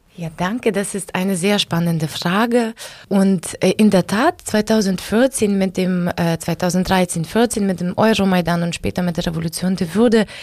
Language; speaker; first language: German; non-native, fluent; Ukrainian